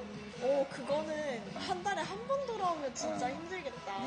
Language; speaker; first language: Korean; early bilingual, heritage; Korean